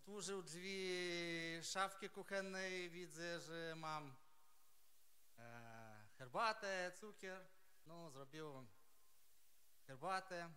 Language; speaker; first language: Polish; non-native, learner; Ukrainian